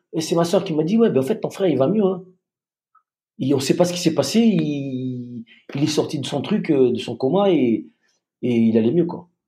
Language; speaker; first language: French; non-native, local second language; Malagasy